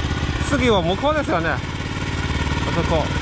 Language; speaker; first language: Japanese; non-native, learner; Chinese